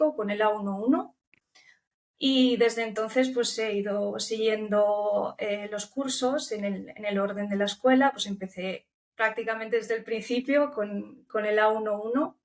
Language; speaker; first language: Spanish; early bilingual, other home language; Romanian